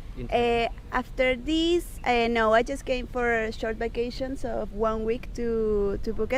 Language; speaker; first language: English; non-native, fluent; Spanish